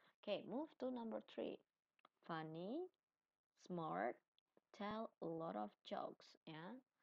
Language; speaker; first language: English; non-native, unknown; Indonesian